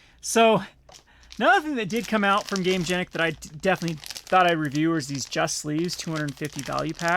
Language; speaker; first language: English; native; English